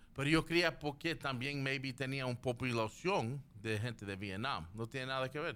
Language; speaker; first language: Spanish; early bilingual, heritage; Spanish